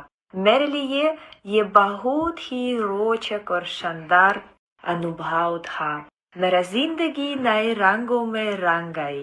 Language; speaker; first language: Hindi; non-native, fluent; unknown